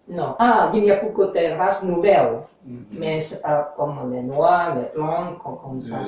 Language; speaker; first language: French; non-native, learner; English